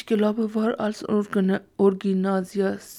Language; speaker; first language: German; non-native, learner; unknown